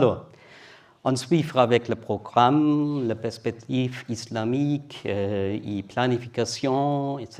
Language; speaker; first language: French; non-native, learner; German